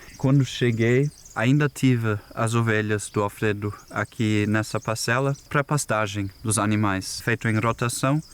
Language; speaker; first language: Portuguese; non-native, fluent; German